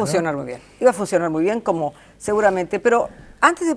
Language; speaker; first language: Spanish; native; Spanish